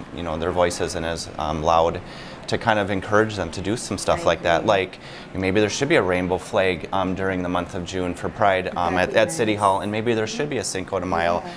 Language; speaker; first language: English; native; English